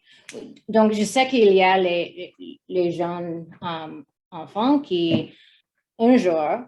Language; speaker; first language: French; non-native, learner; English